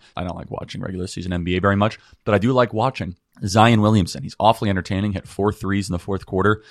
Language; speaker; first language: English; native; English